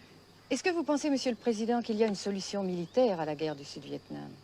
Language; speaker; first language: French; native; French